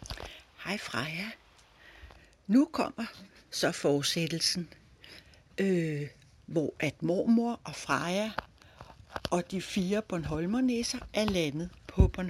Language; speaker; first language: Danish; native; Danish